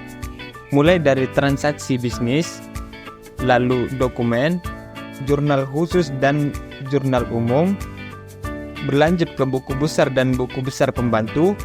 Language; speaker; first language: Indonesian; native; Indonesian